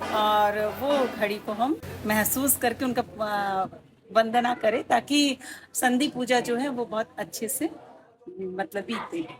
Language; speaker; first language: Hindi; non-native, local second language; Bangla